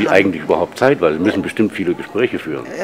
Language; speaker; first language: German; native; German